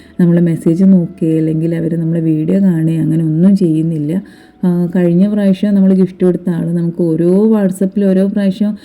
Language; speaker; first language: Malayalam; native; Malayalam